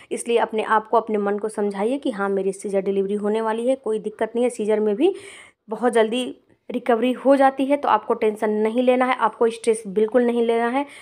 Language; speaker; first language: Hindi; native; Hindi